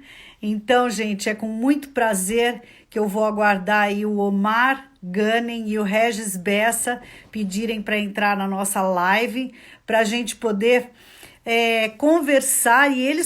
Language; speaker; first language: Portuguese; native; Portuguese